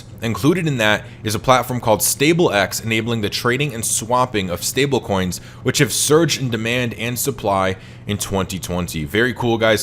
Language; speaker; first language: English; native; English